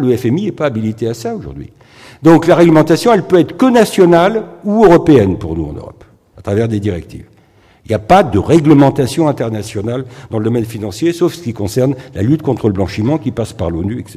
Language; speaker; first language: French; native; French